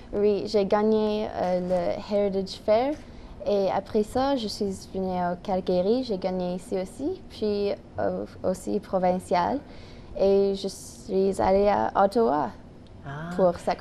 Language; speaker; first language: French; non-native, local second language; English